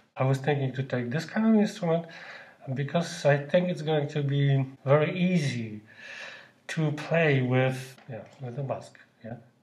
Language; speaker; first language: English; non-native, fluent; Polish